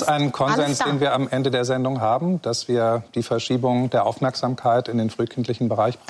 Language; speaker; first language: German; native; German